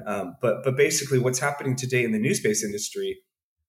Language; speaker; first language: English; native; English